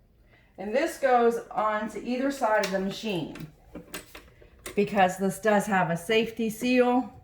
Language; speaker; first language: English; native; English